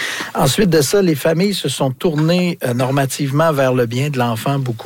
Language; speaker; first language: French; native; French